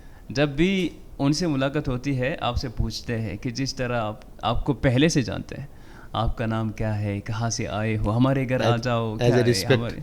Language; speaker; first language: Hindi; non-native, fluent; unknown